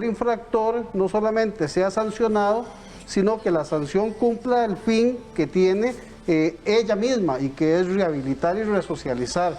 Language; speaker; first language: Spanish; native; Spanish